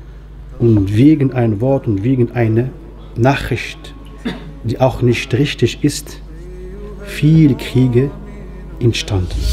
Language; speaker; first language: German; non-native, fluent; Arabic